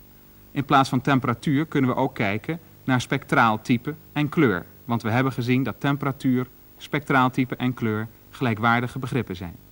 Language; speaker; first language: Dutch; native; Dutch